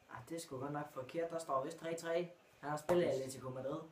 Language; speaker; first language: Danish; native; Danish